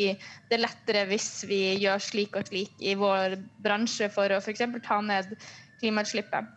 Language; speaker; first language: Norwegian; native; Norwegian